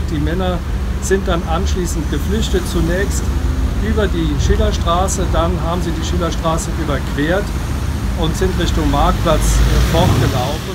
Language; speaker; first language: German; native; German